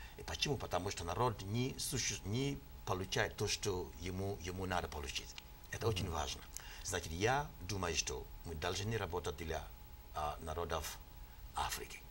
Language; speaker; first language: Russian; non-native, fluent; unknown